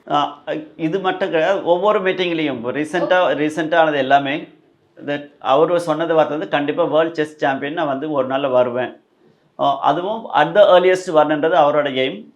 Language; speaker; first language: Tamil; native; Tamil